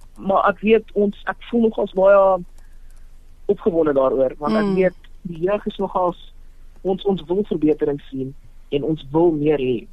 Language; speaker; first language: Afrikaans; non-native, local second language; Tswana